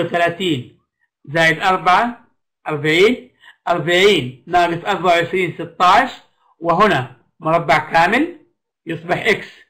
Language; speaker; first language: Arabic; native; Arabic